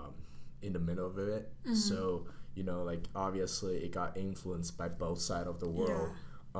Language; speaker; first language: English; non-native, fluent; Chinese